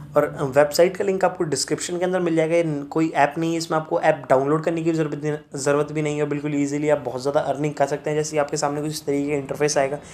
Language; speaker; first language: Hindi; native; Hindi